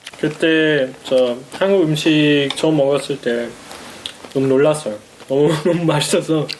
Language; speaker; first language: Korean; non-native, fluent; German